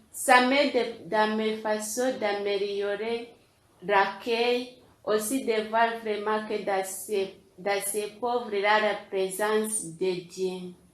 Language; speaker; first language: French; non-native, local second language; Kinyarwanda